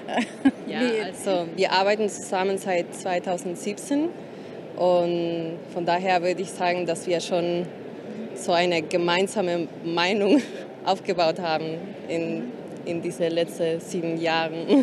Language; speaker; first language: German; non-native, fluent; Spanish